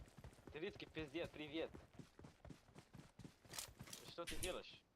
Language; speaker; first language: Russian; non-native, learner; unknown